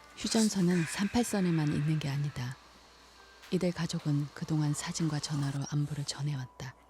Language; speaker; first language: Korean; native; Korean